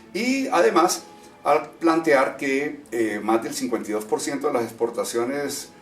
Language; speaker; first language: Spanish; native; Spanish